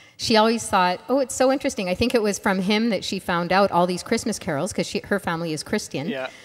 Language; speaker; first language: English; non-native, fluent; Arabic